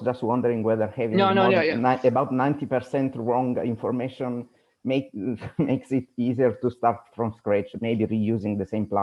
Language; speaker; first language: English; non-native, fluent; Italian